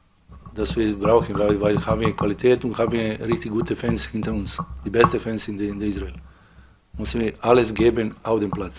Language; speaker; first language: German; non-native, fluent; Serbian